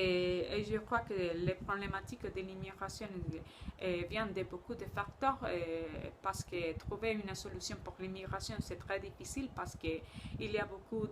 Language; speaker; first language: French; non-native, learner; Spanish